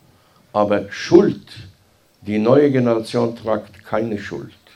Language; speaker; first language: German; non-native, fluent; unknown